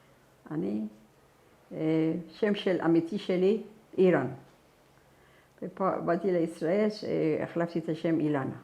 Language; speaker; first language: Hebrew; non-native, fluent; Persian